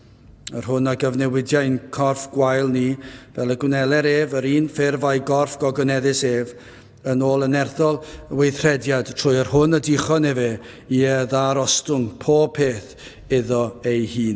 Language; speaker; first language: Welsh; native; Welsh